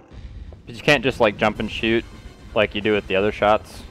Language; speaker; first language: English; native; English